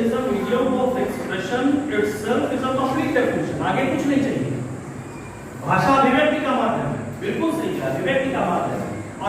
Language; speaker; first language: Hindi; native; Hindi